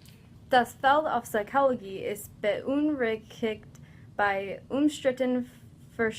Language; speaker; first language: German; non-native, learner; English